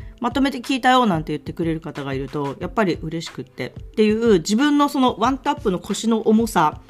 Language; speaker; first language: Japanese; native; Japanese